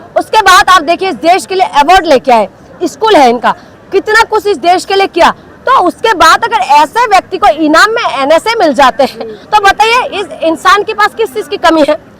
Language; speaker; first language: Hindi; non-native, local second language; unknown